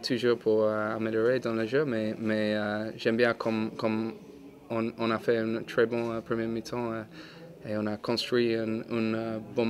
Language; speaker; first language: French; non-native, fluent; English